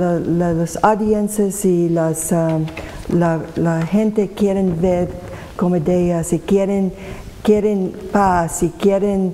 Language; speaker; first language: Spanish; non-native, learner; English